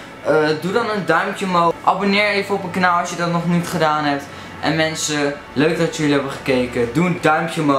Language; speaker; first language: Dutch; native; Dutch